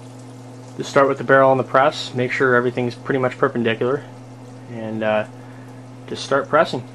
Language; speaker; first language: English; native; English